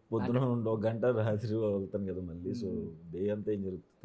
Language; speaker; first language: Telugu; native; Telugu